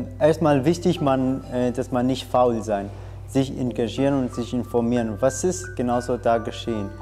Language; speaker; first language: German; non-native, fluent; Arabic